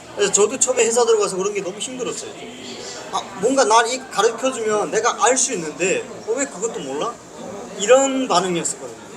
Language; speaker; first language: Korean; native; Korean